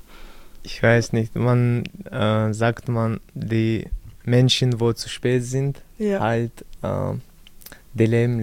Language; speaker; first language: German; early bilingual, other home language; Chechen